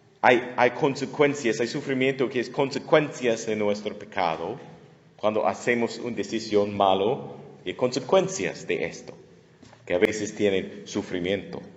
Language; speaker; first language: Spanish; non-native, fluent; English